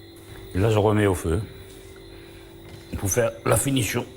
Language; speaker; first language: French; non-native, local second language; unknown